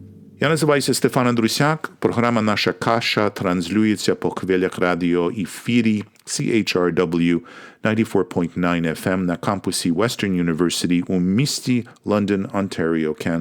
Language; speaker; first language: Ukrainian; early bilingual, heritage; Ukrainian